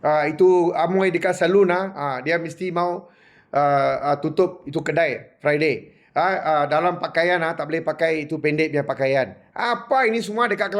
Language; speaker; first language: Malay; non-native, local second language; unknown